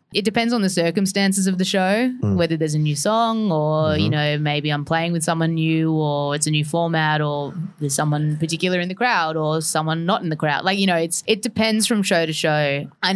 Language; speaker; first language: English; native; English